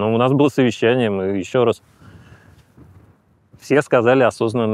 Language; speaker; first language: Russian; native; Russian